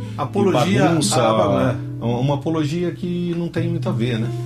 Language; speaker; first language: Portuguese; native; Portuguese